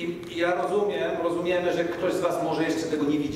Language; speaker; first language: Russian; non-native, learner; Polish